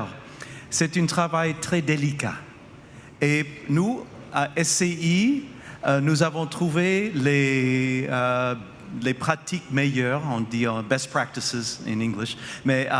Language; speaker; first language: French; non-native, fluent; English